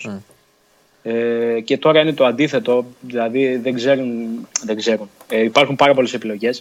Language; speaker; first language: Greek; early bilingual, other home language; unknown